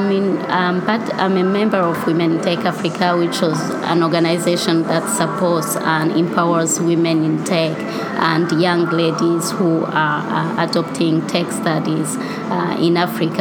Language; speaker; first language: English; non-native, local second language; Kinyarwanda